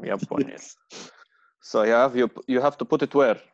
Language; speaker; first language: English; non-native, fluent; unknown